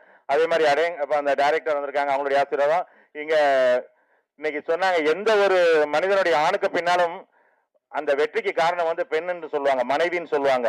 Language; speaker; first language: Tamil; native; Tamil